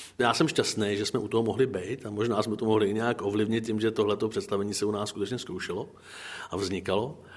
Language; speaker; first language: Czech; native; Czech